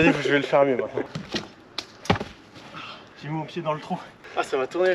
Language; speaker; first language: French; native; French